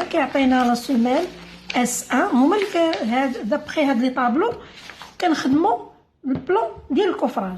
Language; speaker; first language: Arabic; native; Arabic